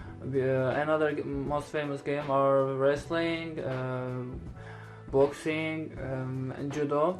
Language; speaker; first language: English; non-native, learner; Azerbaijani